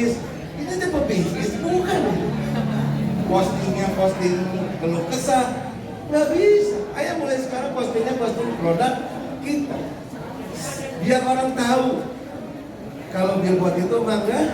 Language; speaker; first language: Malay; non-native, local second language; Sundanese